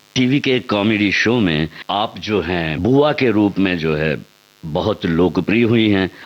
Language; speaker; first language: Hindi; native; Hindi